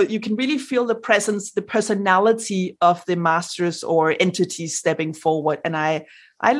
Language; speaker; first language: English; non-native, fluent; Danish